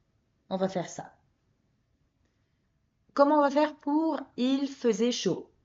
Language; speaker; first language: French; non-native, fluent; Spanish